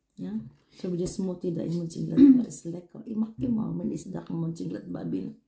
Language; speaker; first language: German; non-native, learner; Filipino